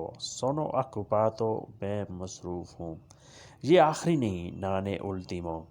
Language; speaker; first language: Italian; non-native, learner; Urdu